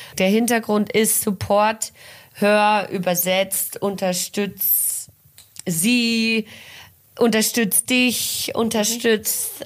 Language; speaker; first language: German; early bilingual, heritage; German